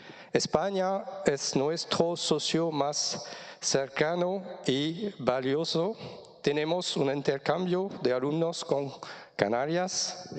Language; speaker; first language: Spanish; non-native, fluent; French